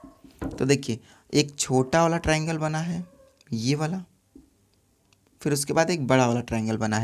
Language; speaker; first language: Hindi; native; Hindi